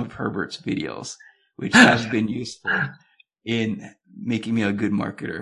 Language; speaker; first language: English; native; English